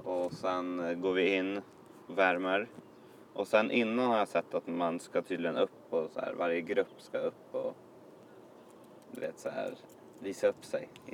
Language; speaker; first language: Swedish; native; Swedish